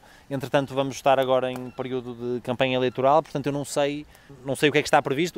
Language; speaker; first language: Portuguese; native; Portuguese